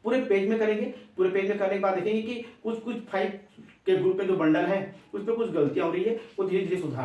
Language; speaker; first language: Hindi; native; Hindi